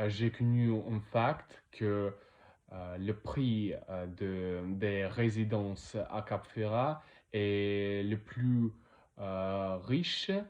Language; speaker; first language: French; non-native, learner; Russian